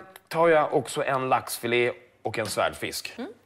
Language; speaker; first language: Swedish; native; Swedish